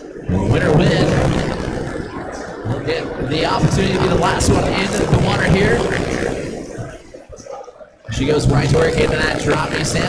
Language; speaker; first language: English; native; English